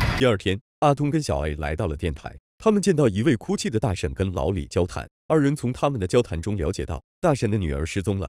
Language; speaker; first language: Chinese; native; Chinese